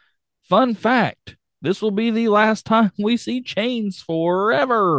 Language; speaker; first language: English; native; English